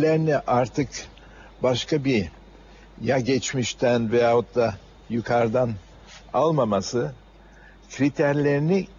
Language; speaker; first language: Turkish; native; Turkish